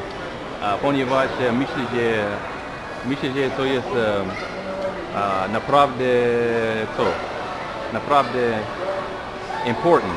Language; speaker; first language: Polish; non-native, learner; English